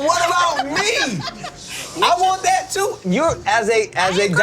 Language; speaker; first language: English; native; English